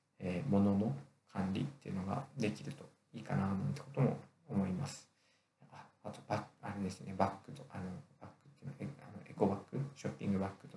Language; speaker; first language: Japanese; native; Japanese